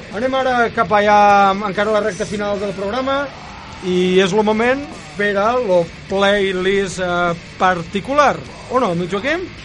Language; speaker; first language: Catalan; native; Catalan